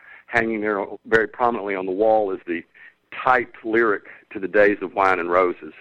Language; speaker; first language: English; native; English